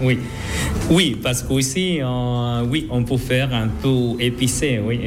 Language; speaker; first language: French; non-native, fluent; Spanish